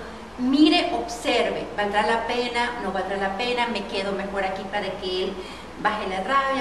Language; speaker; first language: Spanish; native; Spanish